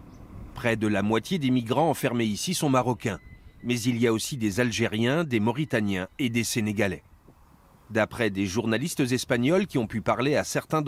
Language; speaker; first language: French; native; French